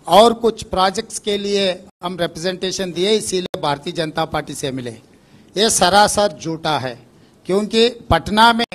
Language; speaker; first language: Hindi; non-native, local second language; Telugu